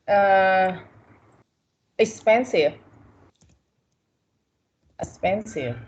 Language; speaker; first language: English; non-native, learner; Vietnamese